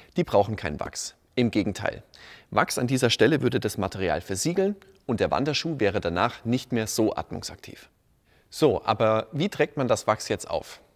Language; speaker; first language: German; native; German